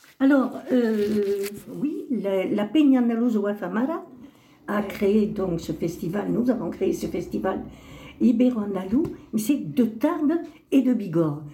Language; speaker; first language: French; early bilingual, other home language; Spanish